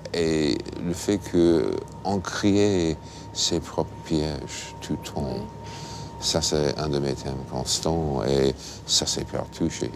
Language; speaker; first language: French; non-native, fluent; English